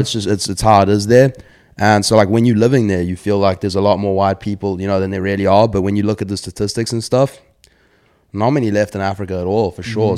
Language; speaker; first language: English; native; English